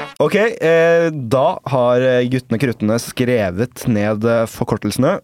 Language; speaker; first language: Norwegian; native; Norwegian